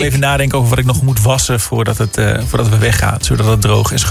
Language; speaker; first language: Dutch; native; Dutch